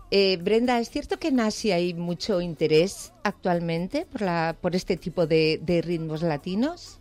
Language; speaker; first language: Spanish; native; Spanish